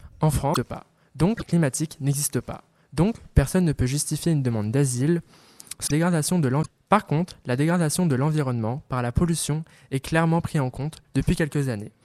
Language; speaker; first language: French; native; French